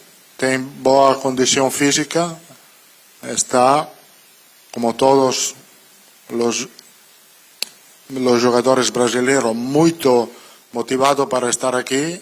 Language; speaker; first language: Portuguese; non-native, learner; Italian